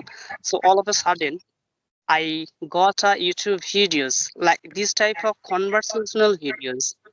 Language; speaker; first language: English; non-native, local second language; Bangla